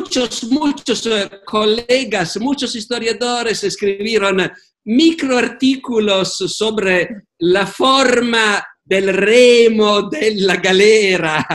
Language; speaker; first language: Spanish; non-native, fluent; Italian